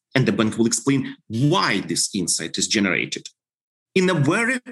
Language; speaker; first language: English; non-native, fluent; Ukrainian